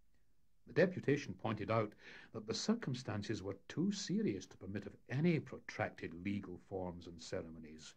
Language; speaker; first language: English; native; English